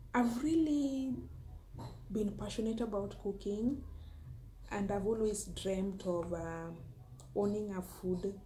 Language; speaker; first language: English; non-native, local second language; Luo (Kenya and Tanzania)